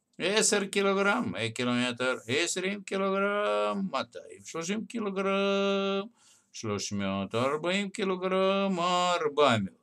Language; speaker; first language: Hebrew; non-native, fluent; Russian